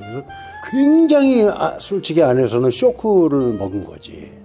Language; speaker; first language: Korean; native; Korean